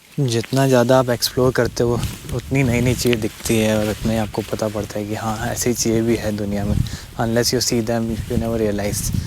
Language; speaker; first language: Hindi; native; Hindi